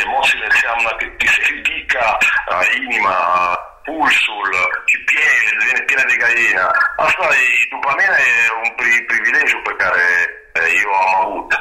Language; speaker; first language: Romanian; non-native, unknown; Italian